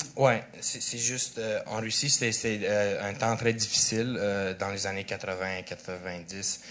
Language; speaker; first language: French; early bilingual, other home language; Russian